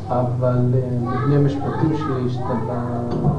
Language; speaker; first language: Hebrew; non-native, fluent; English